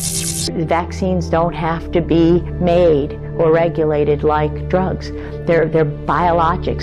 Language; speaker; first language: English; native; English